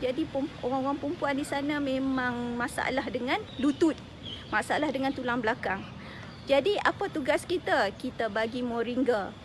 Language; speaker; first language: Malay; native; Malay